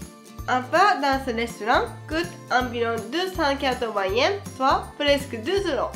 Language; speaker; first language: French; non-native, fluent; Japanese